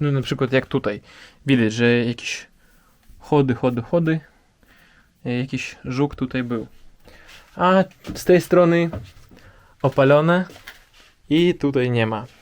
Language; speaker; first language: Polish; non-native, learner; Russian